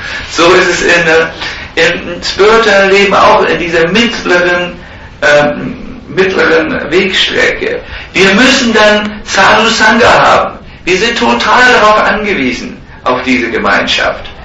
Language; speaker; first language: German; native; German